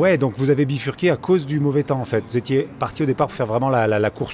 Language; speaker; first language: French; native; French